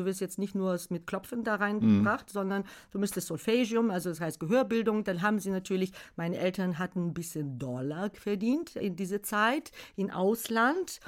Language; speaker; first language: German; non-native, fluent; Bulgarian